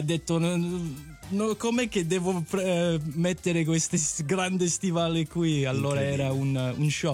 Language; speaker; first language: Italian; native; Italian